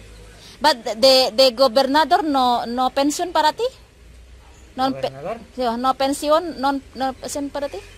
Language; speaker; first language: Spanish; non-native, learner; Indonesian